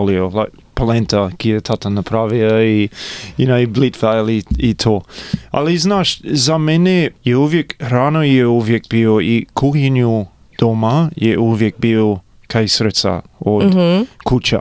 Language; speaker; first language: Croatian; early bilingual, heritage; Croatian